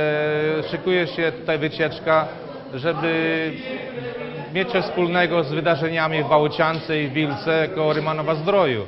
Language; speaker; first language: Polish; non-native, local second language; Rusyn